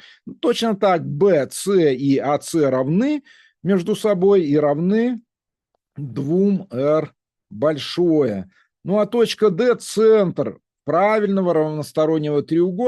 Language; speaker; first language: Russian; native; Russian